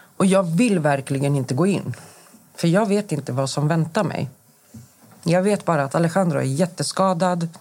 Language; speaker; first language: Swedish; native; Swedish